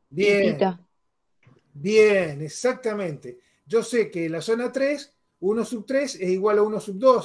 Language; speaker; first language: Spanish; native; Spanish